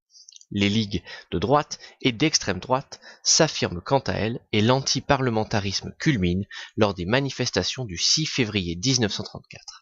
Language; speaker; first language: French; native; French